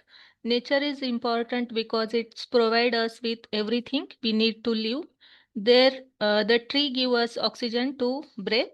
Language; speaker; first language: English; non-native, learner; Hindi